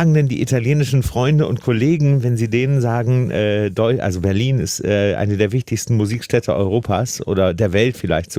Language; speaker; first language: German; native; German